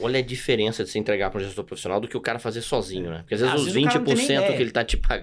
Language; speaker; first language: Portuguese; native; Portuguese